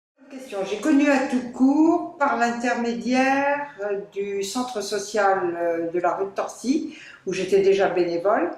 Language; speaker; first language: French; native; French